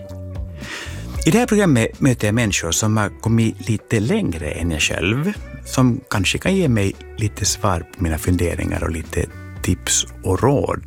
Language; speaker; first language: Swedish; native; Swedish